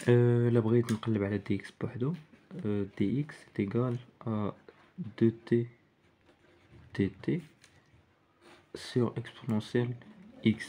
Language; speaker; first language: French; non-native, local second language; Arabic